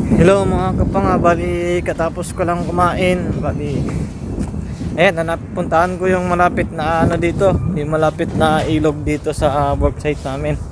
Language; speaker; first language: Filipino; native; Filipino